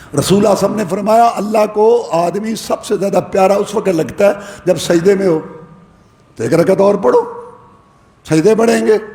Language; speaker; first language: Urdu; non-native, local second language; Punjabi